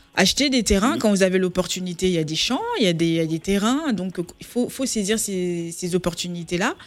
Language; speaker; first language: French; native; French